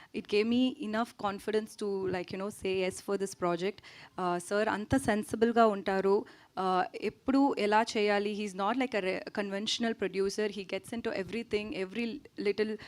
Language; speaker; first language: Telugu; non-native, learner; Tamil